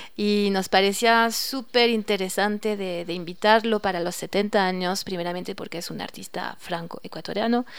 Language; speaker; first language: Spanish; non-native, fluent; French